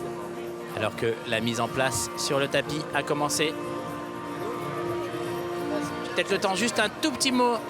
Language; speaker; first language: French; native; French